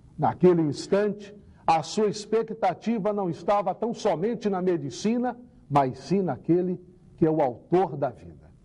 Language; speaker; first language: Portuguese; native; Portuguese